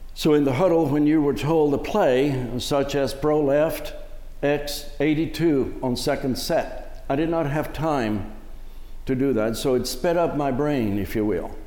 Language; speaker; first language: English; early bilingual, other home language; Spanish